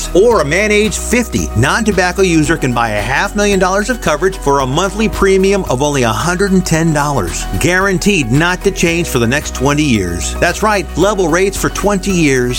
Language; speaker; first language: English; native; English